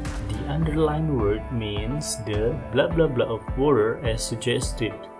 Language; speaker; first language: English; non-native, fluent; Indonesian